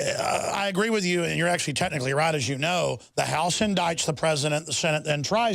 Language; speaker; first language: English; native; English